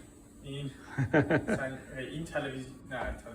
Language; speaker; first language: Persian; non-native, learner; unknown